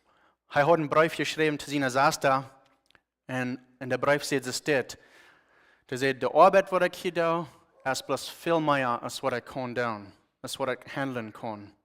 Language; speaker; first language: German; non-native, learner; Plautdietsch